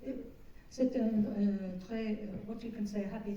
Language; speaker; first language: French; non-native, learner; English